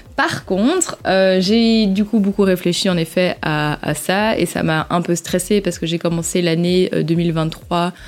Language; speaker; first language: French; native; French